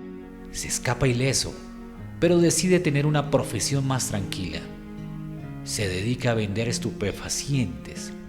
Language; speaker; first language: Spanish; native; Spanish